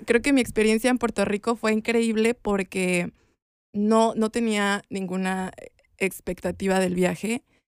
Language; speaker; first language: Spanish; native; Spanish